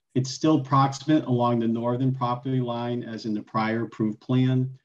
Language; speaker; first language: English; native; English